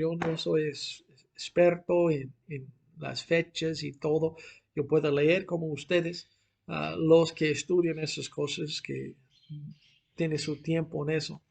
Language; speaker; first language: Spanish; non-native, fluent; English